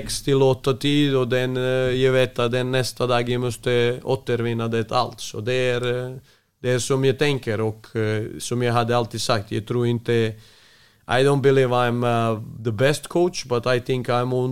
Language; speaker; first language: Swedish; non-native, fluent; Serbian